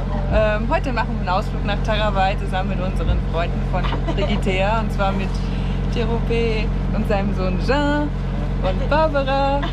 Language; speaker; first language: German; native; German